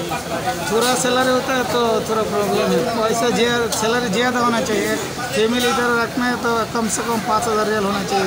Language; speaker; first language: Hindi; non-native, learner; Bangla